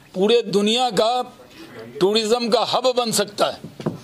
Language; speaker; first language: Hindi; native; Hindi